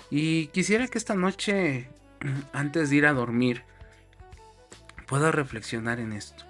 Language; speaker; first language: Spanish; native; Spanish